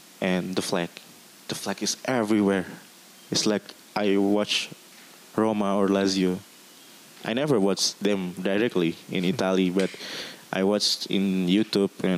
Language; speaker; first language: English; non-native, learner; Indonesian